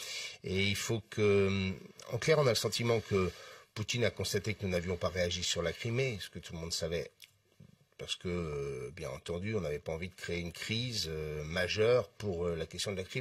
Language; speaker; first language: French; native; French